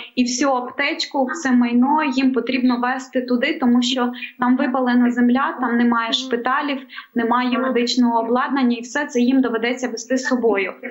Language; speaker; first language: Ukrainian; native; Ukrainian